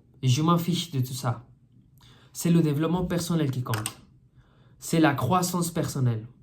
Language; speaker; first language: French; non-native, fluent; Spanish